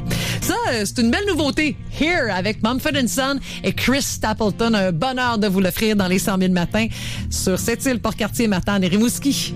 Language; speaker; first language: French; native; French